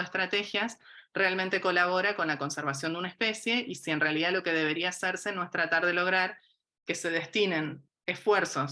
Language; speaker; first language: Spanish; native; Spanish